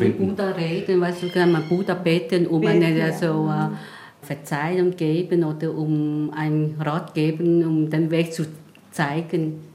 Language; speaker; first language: German; non-native, learner; Vietnamese